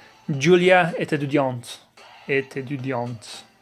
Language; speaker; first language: French; non-native, learner; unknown